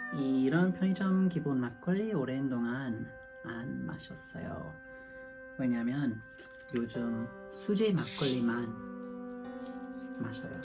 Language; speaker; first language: Korean; non-native, learner; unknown